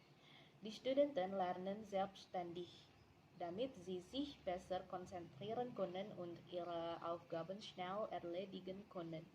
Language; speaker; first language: German; non-native, learner; Indonesian